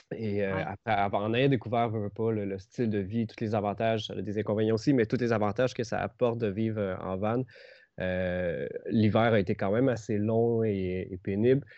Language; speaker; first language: French; native; French